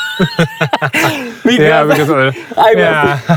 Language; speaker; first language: English; non-native, fluent; Spanish